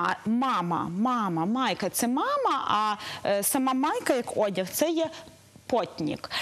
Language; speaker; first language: Ukrainian; native; Ukrainian